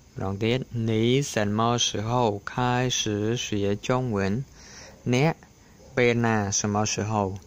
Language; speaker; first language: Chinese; non-native, learner; Khmer